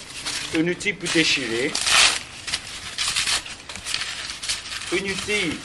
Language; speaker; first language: French; non-native, learner; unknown